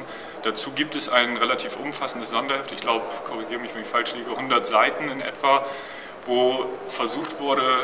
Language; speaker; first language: German; native; German